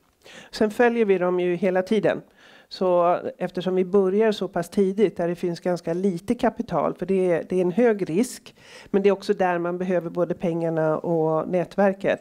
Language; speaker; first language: Swedish; native; Swedish